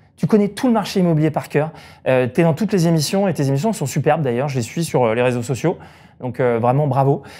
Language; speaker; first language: French; native; French